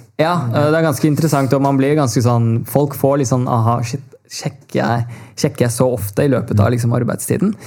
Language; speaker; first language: Norwegian; early bilingual, other home language; Tamil